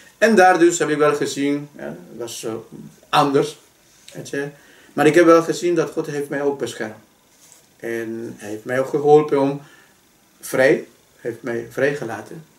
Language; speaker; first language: Dutch; non-native, fluent; Spanish